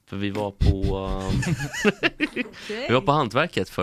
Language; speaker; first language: Swedish; native; Swedish